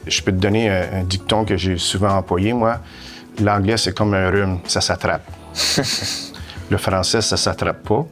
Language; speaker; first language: French; native; French